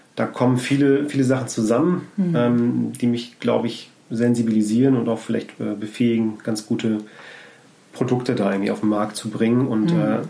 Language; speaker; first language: German; native; German